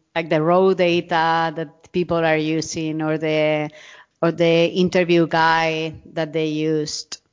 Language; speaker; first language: English; non-native, fluent; Spanish